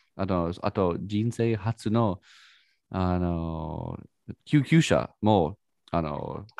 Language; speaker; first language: Japanese; non-native, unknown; English